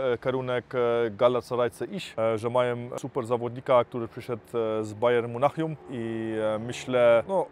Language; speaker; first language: Polish; early bilingual, heritage; Polish